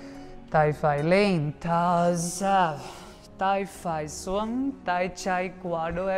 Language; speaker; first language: Vietnamese; non-native, learner; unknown